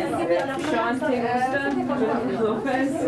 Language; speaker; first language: Spanish; non-native, fluent; English